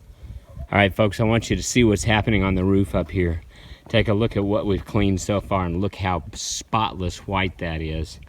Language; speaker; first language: English; native; English